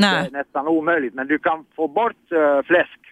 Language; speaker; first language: Swedish; non-native, fluent; Finnish